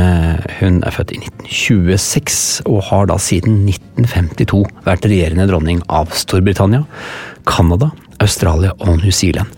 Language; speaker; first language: Norwegian; native; Norwegian